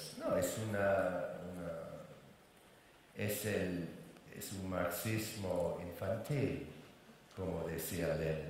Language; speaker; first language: Spanish; non-native, fluent; English